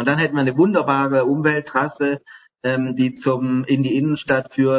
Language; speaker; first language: German; native; German